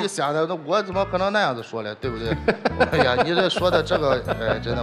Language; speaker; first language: Chinese; native; Chinese